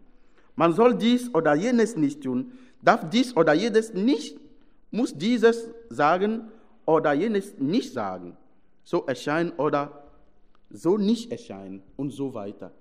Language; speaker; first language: German; non-native, fluent; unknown